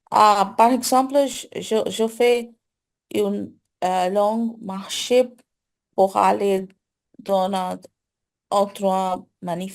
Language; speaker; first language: French; non-native, learner; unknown